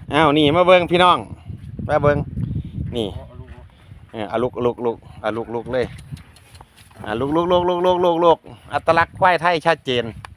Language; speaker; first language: Thai; native; Thai